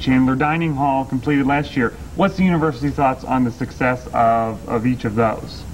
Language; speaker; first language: English; native; English